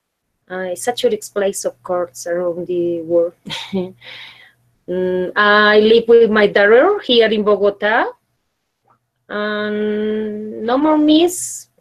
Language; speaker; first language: English; non-native, learner; Spanish